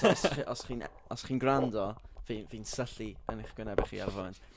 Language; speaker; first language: Welsh; native; Welsh